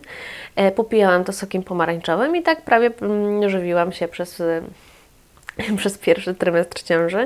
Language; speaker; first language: Polish; native; Polish